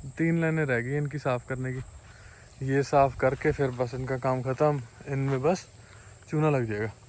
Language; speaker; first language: Hindi; non-native, local second language; Punjabi